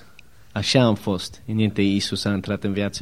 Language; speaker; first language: Romanian; non-native, learner; English